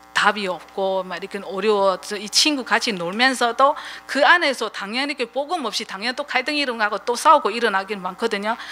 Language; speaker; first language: Korean; non-native, fluent; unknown